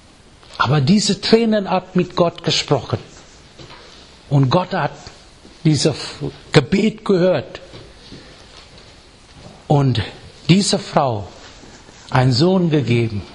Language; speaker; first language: German; non-native, fluent; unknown